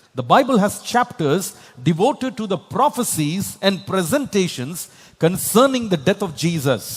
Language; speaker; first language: English; non-native, local second language; Tamil